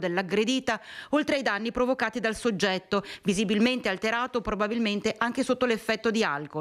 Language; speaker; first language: Italian; native; Italian